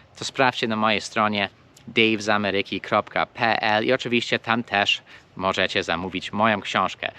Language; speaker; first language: Polish; non-native, fluent; English